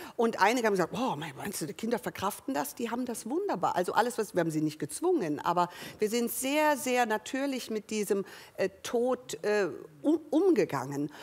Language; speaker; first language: German; early bilingual, other home language; English